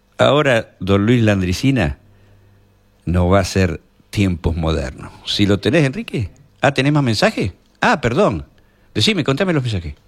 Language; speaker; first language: Spanish; native; Spanish